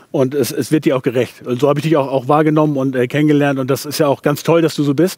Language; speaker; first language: German; native; German